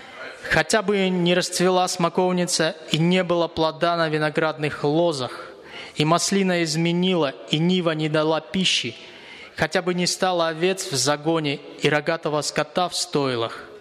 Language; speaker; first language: Russian; native; Russian